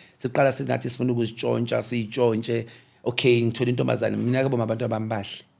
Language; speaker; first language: Zulu; non-native, local second language; Xhosa